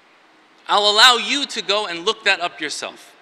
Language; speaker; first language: English; native; English